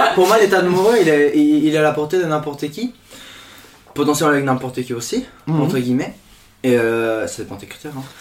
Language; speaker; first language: French; non-native, fluent; Spanish